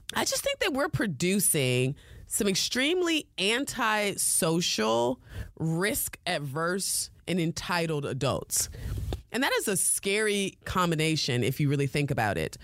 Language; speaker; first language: English; native; English